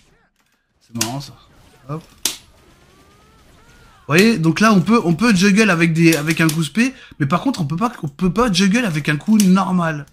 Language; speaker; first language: French; native; French